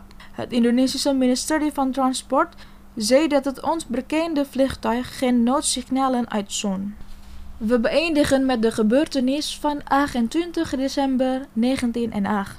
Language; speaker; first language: Dutch; non-native, fluent; Indonesian